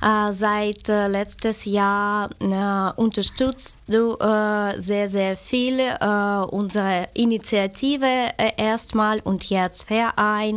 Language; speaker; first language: German; non-native, fluent; Ukrainian